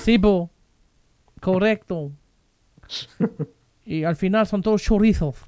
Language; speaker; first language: Spanish; non-native, fluent; German